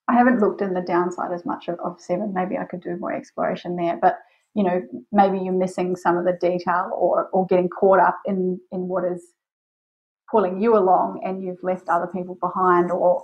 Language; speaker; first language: English; native; English